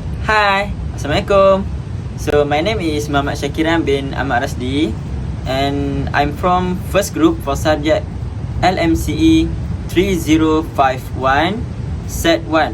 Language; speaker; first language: English; non-native, local second language; Malay